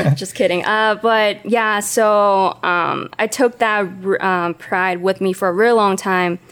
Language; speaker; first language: English; non-native, local second language; Cantonese